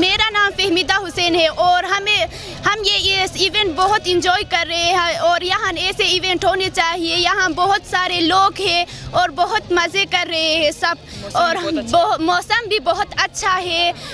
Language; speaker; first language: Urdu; non-native, local second language; Khowar